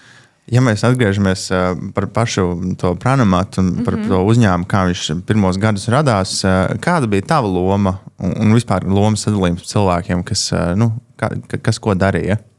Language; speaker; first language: Latvian; native; Latvian